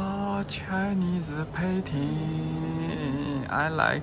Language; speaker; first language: English; non-native, learner; Chinese